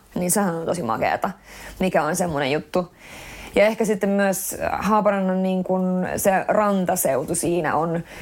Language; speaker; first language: Finnish; early bilingual, heritage; Finnish